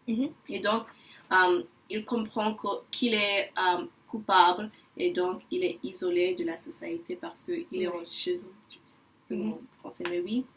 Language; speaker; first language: French; non-native, learner; English